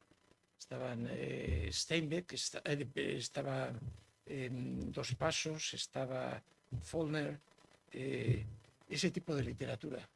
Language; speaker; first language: Spanish; native; Spanish